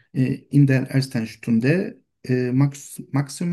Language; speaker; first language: German; non-native, learner; Turkish